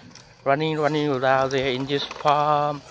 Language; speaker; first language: English; non-native, learner; Vietnamese